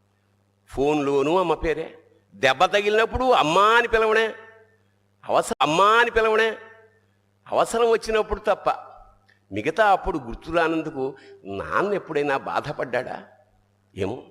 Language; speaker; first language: Telugu; native; Telugu